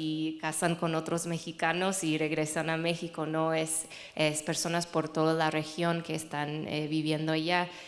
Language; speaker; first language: Spanish; non-native, fluent; English